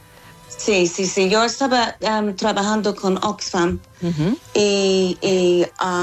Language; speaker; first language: Spanish; non-native, learner; English